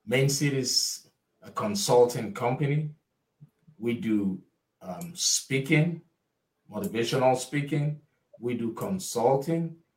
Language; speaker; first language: English; non-native, local second language; Igbo